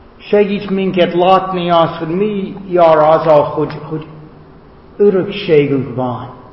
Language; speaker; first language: Hungarian; non-native, fluent; English